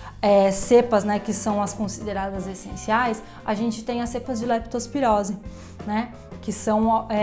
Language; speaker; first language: Portuguese; native; Portuguese